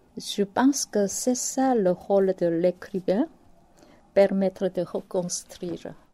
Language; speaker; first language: French; non-native, fluent; Korean